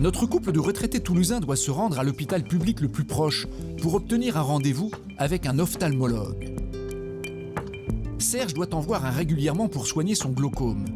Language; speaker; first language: French; native; French